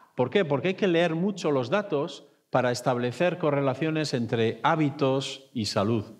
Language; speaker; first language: Spanish; native; Spanish